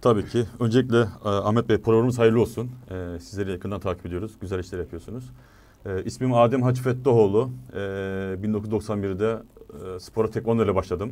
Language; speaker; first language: Turkish; native; Turkish